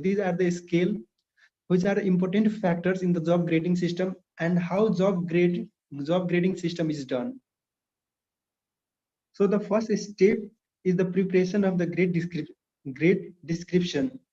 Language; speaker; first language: English; non-native, local second language; Nepali